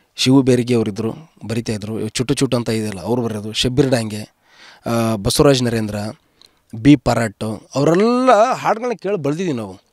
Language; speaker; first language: Kannada; native; Kannada